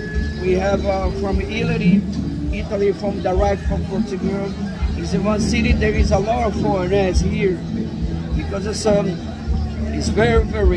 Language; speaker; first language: English; non-native, learner; Portuguese